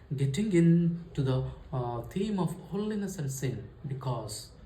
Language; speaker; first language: English; non-native, local second language; Kannada